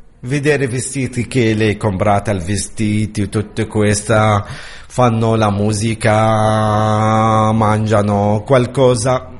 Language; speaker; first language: Italian; non-native, learner; Arabic